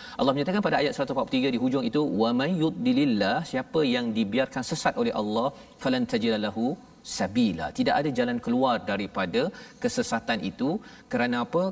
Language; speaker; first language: Malay; native; Malay